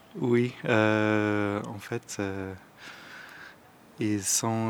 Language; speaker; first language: French; non-native, learner; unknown